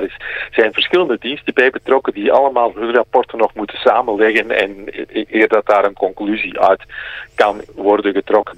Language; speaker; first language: Dutch; native; Dutch